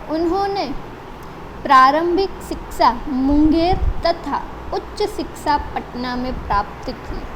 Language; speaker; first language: Hindi; non-native, local second language; Gujarati